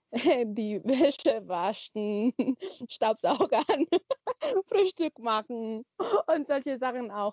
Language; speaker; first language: German; non-native, learner; Spanish